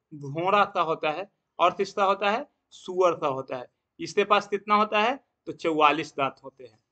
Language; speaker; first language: Hindi; native; Hindi